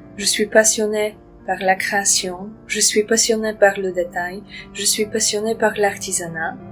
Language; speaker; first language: French; non-native, fluent; Polish